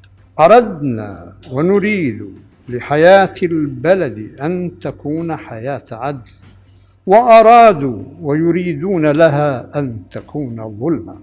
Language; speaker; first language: Arabic; native; Arabic